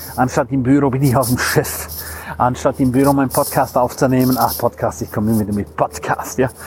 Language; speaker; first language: German; non-native, local second language; Romansh